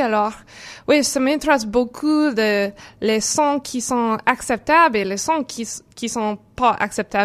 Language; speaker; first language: French; non-native, learner; English